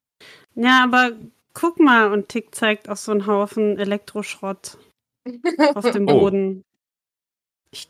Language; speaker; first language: German; native; German